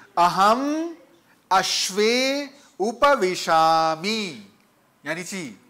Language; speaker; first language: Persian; non-native, fluent; Hindi